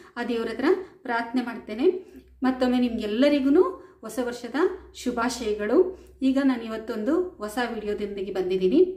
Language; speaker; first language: Kannada; native; Kannada